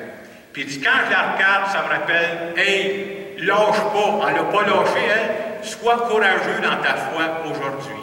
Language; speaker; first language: French; native; French